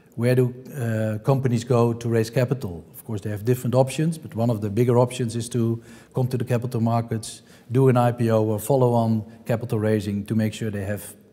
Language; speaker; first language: English; non-native, fluent; Dutch